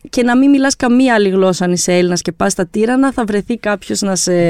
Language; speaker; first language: Greek; early bilingual, other home language; Albanian